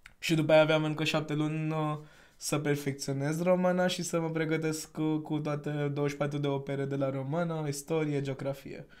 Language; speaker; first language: Romanian; non-native, fluent; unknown